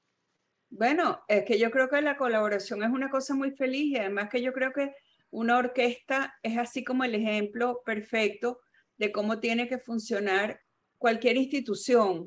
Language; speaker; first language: Spanish; native; Spanish